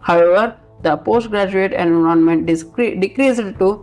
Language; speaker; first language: English; non-native, local second language; Kannada